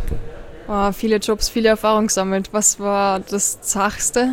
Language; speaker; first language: German; native; German